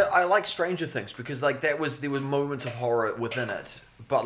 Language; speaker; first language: English; native; English